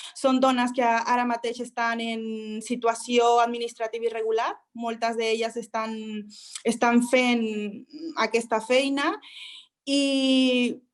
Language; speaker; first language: Catalan; non-native, local second language; Spanish